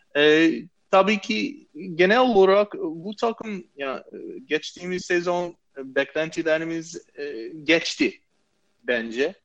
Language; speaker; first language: Turkish; non-native, fluent; English